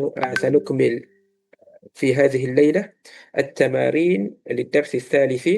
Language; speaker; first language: Arabic; non-native, fluent; Malay